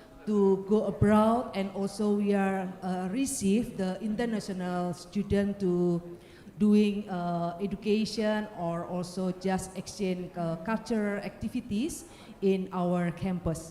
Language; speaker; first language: English; non-native, learner; Indonesian